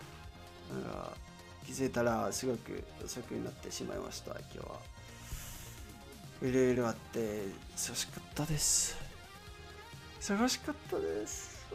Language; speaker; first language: Japanese; non-native, learner; Spanish